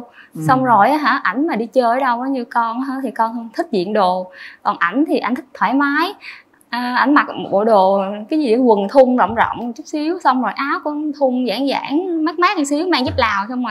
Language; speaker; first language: Vietnamese; native; Vietnamese